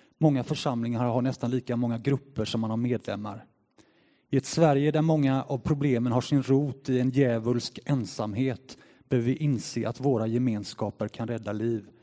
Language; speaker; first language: Swedish; native; Swedish